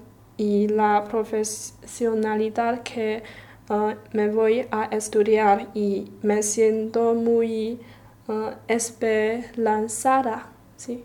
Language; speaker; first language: Spanish; non-native, learner; Chinese